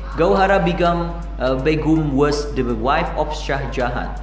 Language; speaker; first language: English; non-native, fluent; Indonesian